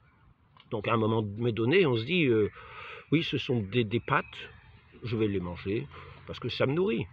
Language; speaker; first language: French; native; French